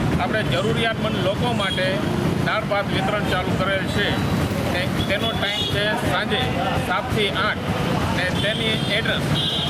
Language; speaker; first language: Gujarati; non-native, local second language; Sindhi